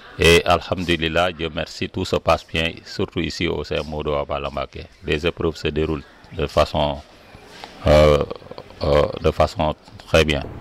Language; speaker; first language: French; non-native, local second language; Wolof